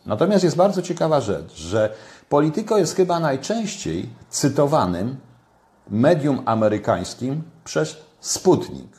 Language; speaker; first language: Polish; native; Polish